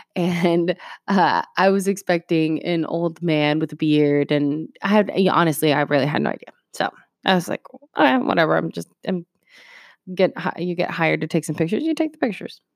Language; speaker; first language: English; early bilingual, other home language; Spanish